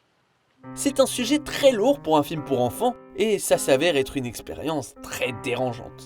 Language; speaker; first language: French; native; French